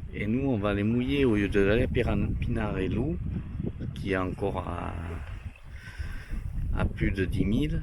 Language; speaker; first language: French; native; French